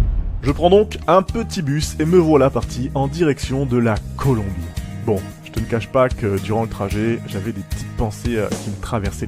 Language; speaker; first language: French; native; French